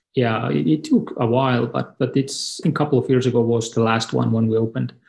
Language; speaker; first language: English; non-native, fluent; Estonian